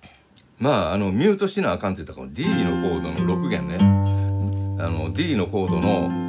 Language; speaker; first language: Japanese; native; Japanese